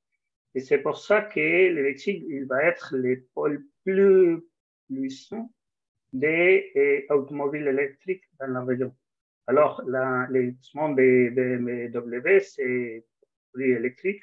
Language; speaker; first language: French; non-native, fluent; Spanish